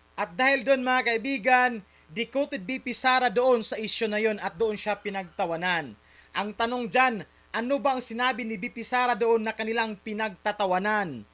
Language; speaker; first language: Filipino; native; Filipino